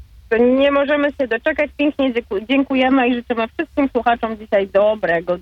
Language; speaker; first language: Polish; native; Polish